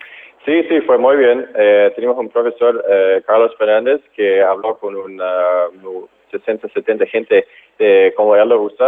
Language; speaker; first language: Spanish; non-native, fluent; English